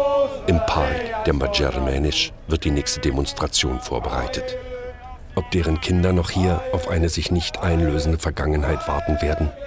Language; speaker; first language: German; native; German